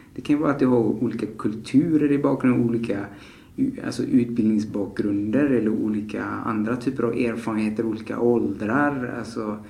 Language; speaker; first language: Swedish; early bilingual, other home language; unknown